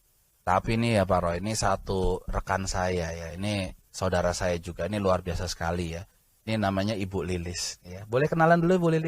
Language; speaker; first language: Indonesian; native; Indonesian